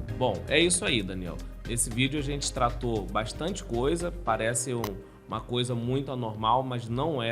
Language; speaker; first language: Portuguese; native; Portuguese